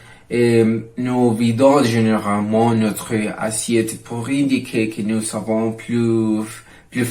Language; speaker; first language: French; non-native, learner; Spanish